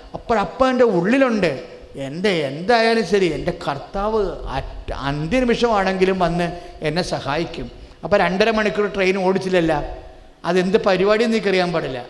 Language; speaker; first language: Malayalam; native; Malayalam